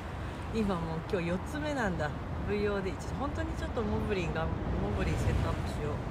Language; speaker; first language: Japanese; non-native, fluent; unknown